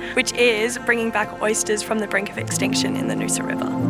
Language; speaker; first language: English; native; English